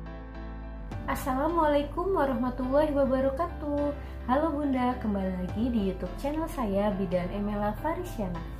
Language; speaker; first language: Indonesian; native; Indonesian